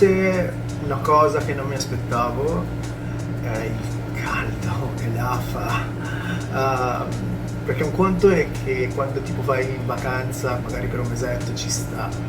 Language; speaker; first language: Italian; early bilingual, other home language; Filipino